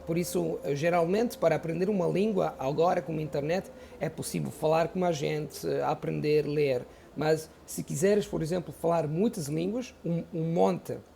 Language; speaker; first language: Portuguese; non-native, fluent; Italian